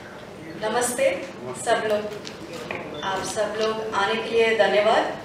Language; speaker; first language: Hindi; non-native, local second language; Kannada